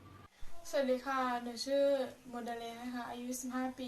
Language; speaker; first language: Thai; non-native, local second language; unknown